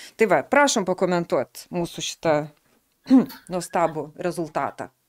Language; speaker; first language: Lithuanian; native; Lithuanian